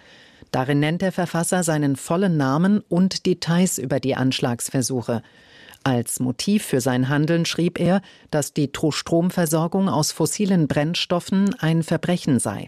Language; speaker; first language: German; native; German